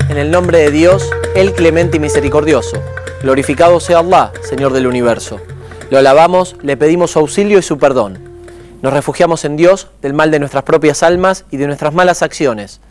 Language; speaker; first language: Spanish; native; Spanish